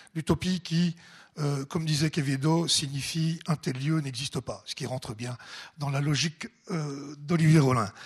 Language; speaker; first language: French; native; French